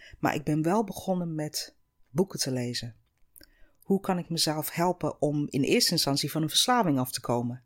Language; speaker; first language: Dutch; non-native, fluent; English